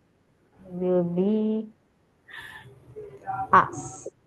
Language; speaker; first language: English; non-native, fluent; Indonesian